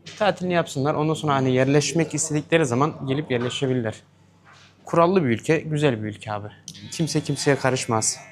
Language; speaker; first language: Turkish; native; Turkish